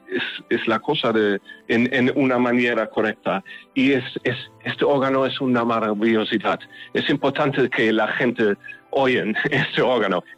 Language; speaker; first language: Spanish; non-native, learner; German